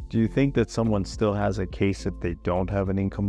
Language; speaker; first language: English; native; English